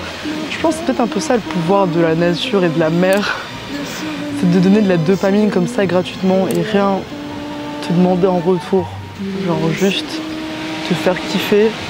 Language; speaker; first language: French; native; French